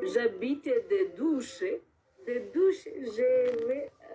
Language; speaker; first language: French; non-native, learner; Kinyarwanda